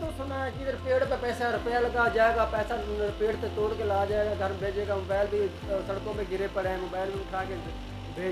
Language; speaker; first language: Hindi; native; Hindi